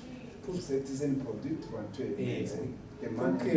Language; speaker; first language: Dutch; non-native, fluent; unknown